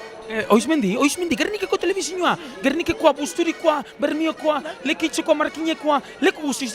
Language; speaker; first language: Basque; native; Basque